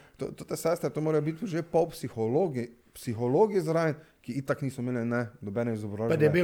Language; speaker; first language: Slovenian; non-native, local second language; Serbian